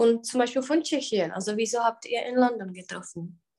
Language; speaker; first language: German; non-native, fluent; Czech